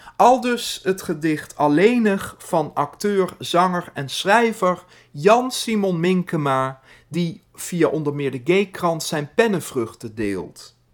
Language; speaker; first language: Dutch; native; Dutch